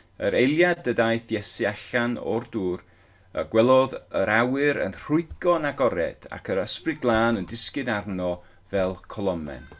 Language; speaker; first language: Welsh; non-native, local second language; English